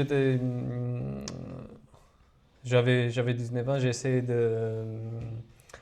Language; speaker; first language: French; non-native, fluent; Georgian